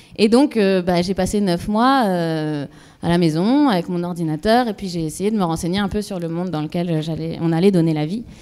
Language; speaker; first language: French; native; French